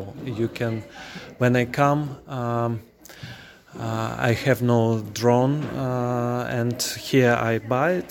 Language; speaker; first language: English; non-native, learner; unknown